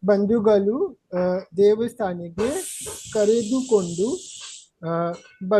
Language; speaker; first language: Kannada; non-native, learner; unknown